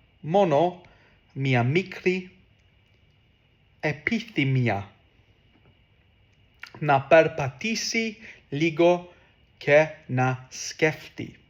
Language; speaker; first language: Greek; non-native, learner; English